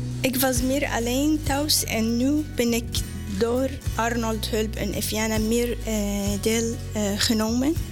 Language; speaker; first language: Dutch; non-native, learner; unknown